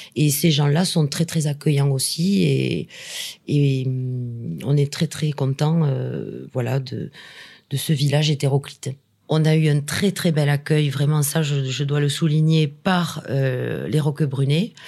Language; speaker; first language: French; native; French